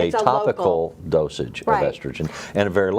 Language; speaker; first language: English; native; English